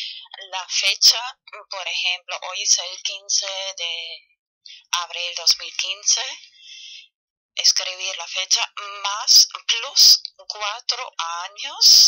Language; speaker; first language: Spanish; non-native, fluent; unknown